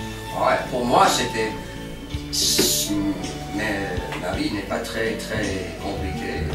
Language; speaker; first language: French; non-native, fluent; English